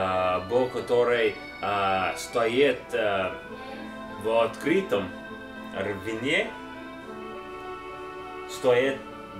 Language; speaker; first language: Russian; non-native, learner; English